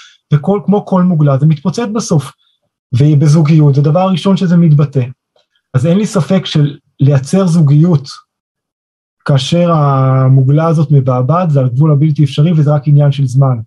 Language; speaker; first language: Hebrew; native; Hebrew